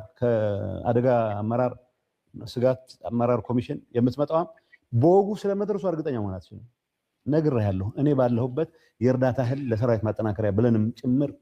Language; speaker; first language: Amharic; non-native, local second language; Tigrinya